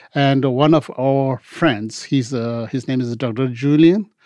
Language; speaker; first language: English; non-native, local second language; Tibetan